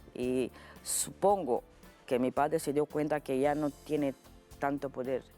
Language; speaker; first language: Spanish; non-native, fluent; Romanian